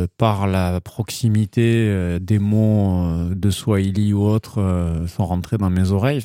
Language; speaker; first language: French; early bilingual, heritage; German